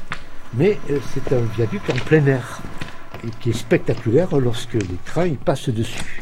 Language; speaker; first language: French; native; French